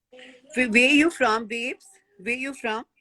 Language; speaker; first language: English; non-native, learner; Hindi